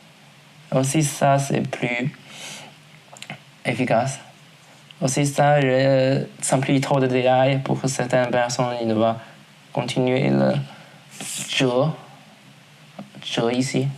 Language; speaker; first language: French; non-native, learner; Chinese